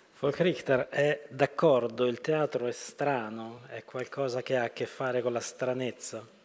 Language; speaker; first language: Italian; native; Italian